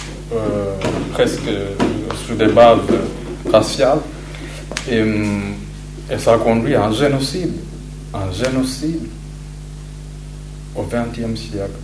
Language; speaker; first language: French; non-native, local second language; Kinyarwanda